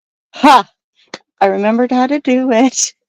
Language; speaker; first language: English; native; English